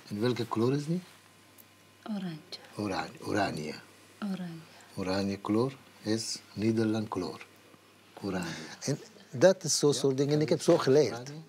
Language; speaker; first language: Dutch; non-native, learner; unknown